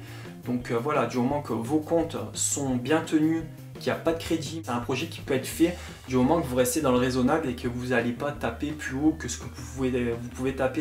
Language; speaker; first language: French; native; French